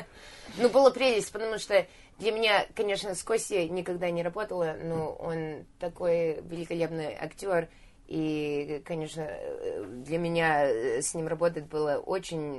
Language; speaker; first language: Russian; early bilingual, heritage; Russian